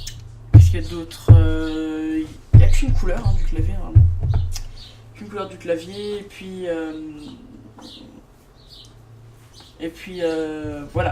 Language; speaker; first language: French; native; French